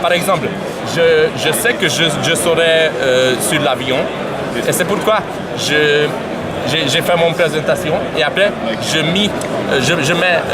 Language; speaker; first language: French; non-native, learner; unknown